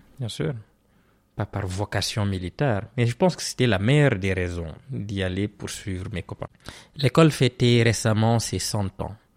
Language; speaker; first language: French; non-native, local second language; Serer